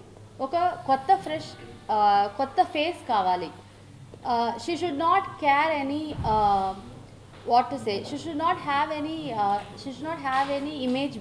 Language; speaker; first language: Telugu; non-native, learner; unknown